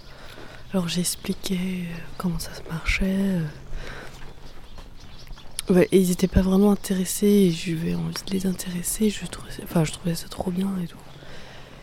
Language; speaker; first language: French; native; French